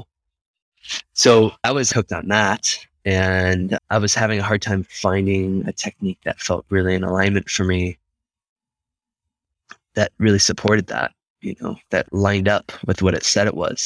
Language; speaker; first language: English; native; English